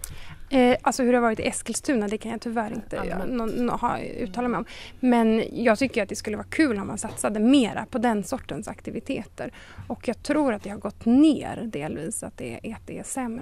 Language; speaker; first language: Swedish; native; Swedish